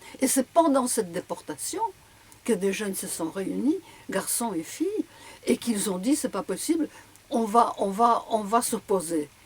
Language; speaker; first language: French; early bilingual, other home language; Polish